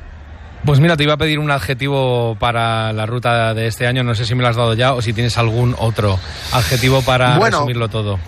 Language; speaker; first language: Spanish; native; Spanish